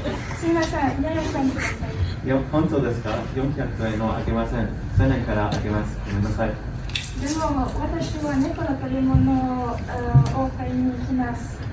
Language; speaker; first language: Japanese; non-native, learner; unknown